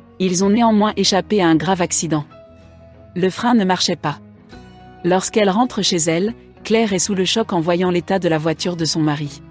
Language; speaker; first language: French; non-native, local second language; Haitian Creole